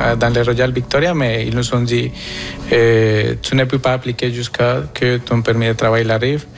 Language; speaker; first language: French; non-native, fluent; Spanish